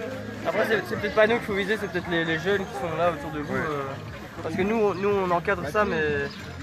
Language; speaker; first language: French; native; French